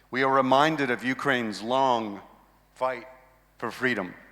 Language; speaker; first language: English; native; English